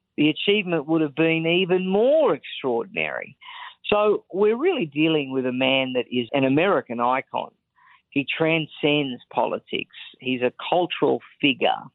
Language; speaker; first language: English; native; English